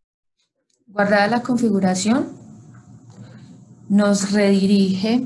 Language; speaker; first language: Spanish; native; Spanish